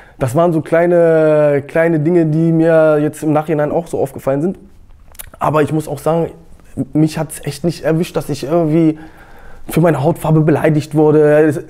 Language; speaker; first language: German; native; German